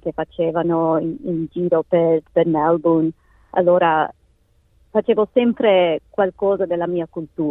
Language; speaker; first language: Italian; native; Italian